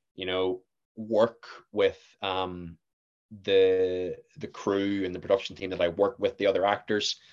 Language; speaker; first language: English; native; English